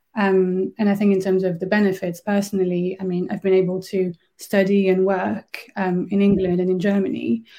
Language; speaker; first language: English; non-native, fluent; French